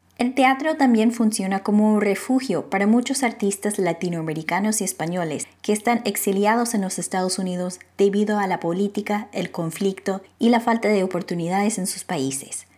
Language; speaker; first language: Spanish; non-native, fluent; English